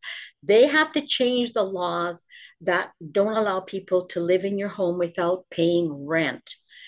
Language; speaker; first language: English; native; English